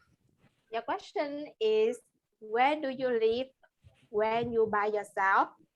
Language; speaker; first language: English; non-native, learner; Vietnamese